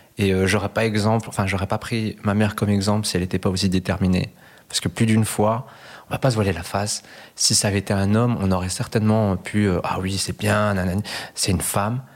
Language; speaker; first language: French; early bilingual, other home language; Spanish